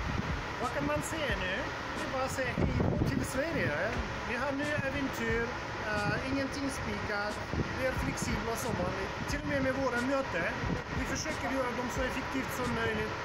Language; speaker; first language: Swedish; non-native, fluent; Russian